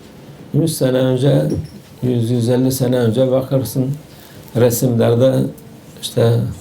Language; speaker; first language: Turkish; native; Turkish